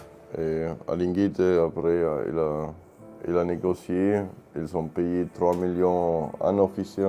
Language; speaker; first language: French; non-native, learner; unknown